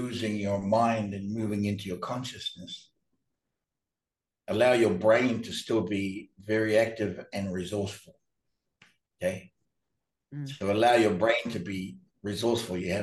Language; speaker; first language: English; native; English